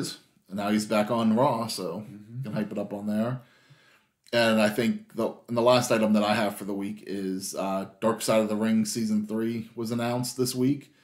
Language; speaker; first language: English; native; English